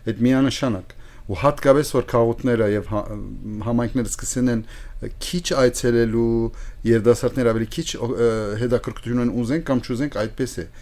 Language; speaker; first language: Armenian; early bilingual, heritage; Armenian